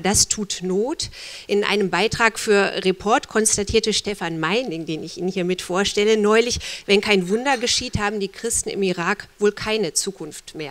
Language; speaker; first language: German; native; German